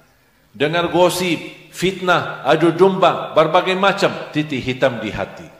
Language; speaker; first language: Indonesian; non-native, fluent; Arabic